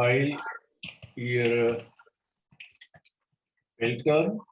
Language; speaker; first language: German; non-native, fluent; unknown